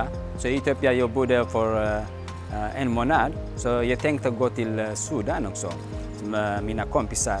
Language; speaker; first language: Swedish; non-native, learner; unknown